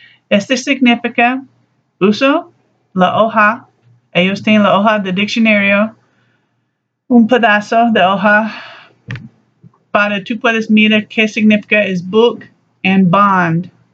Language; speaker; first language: Spanish; non-native, learner; English